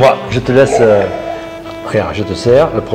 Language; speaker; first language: French; native; French